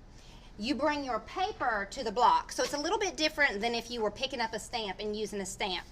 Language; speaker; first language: English; native; English